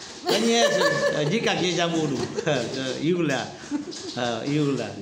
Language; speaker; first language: Russian; non-native, learner; Vietnamese